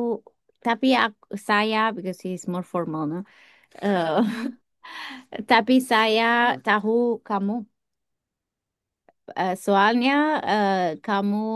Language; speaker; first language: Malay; non-native, learner; German